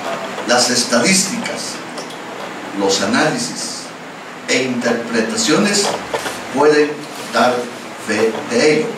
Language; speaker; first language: Spanish; native; Spanish